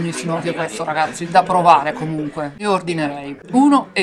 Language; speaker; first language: Italian; native; Italian